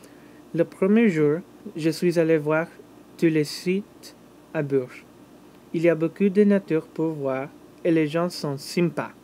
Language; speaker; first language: French; non-native, learner; English